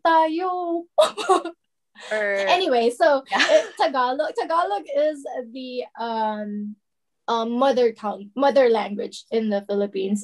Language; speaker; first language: English; non-native, local second language; Filipino